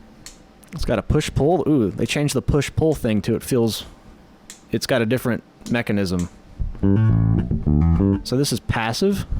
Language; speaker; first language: English; native; English